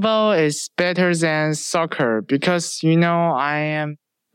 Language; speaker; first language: English; non-native, learner; Chinese